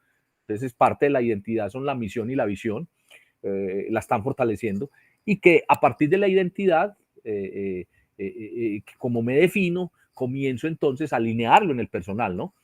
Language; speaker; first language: Spanish; native; Spanish